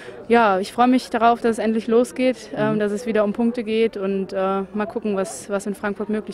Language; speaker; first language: German; native; German